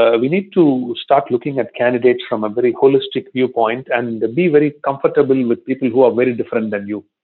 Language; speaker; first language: English; non-native, local second language; Tamil